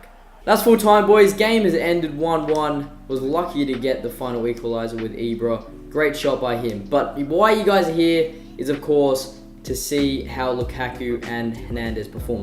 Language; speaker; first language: English; native; English